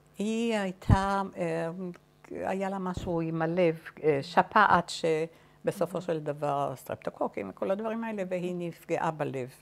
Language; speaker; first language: Hebrew; native; Hebrew